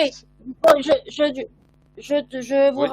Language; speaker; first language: French; non-native, fluent; Spanish